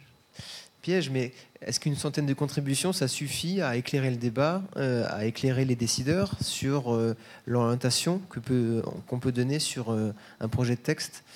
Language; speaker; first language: French; native; French